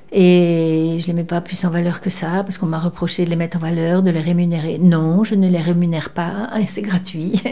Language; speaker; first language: French; native; French